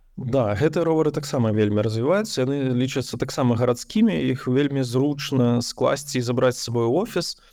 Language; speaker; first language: Belarusian; non-native, local second language; Russian